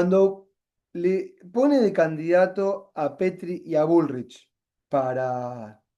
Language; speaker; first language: Spanish; native; Spanish